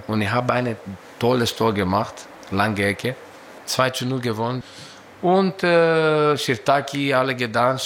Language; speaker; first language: German; non-native, learner; Greek